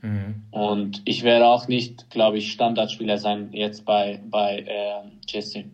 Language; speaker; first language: German; non-native, fluent; Hungarian